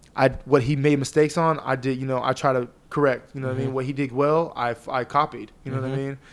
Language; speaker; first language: English; native; English